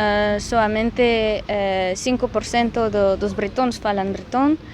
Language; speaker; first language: Galician; non-native, fluent; French